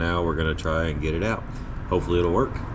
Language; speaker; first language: English; native; English